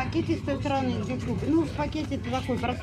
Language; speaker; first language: Russian; native; Russian